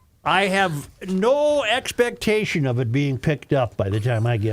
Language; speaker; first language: English; native; English